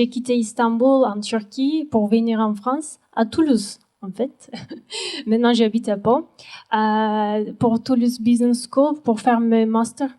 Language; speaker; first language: French; non-native, learner; Turkish